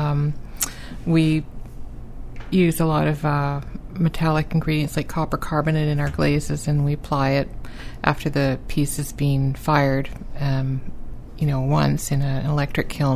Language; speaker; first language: English; native; English